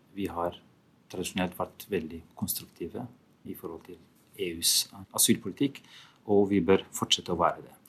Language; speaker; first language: Norwegian; non-native, fluent; Albanian